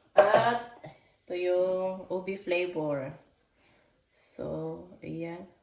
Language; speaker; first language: Filipino; non-native, local second language; Cebuano